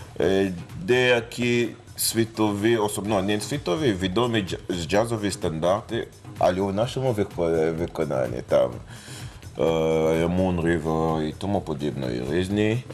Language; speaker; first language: Ukrainian; non-native, fluent; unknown